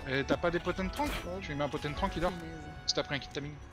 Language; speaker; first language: French; native; French